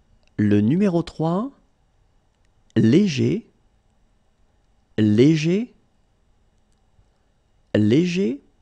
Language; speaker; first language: French; native; French